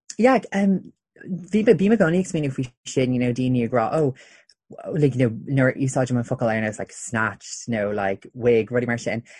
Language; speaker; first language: Irish; native; Irish